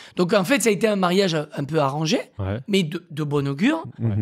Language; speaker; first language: French; native; French